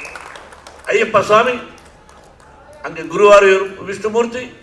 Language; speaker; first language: Tamil; non-native, learner; Telugu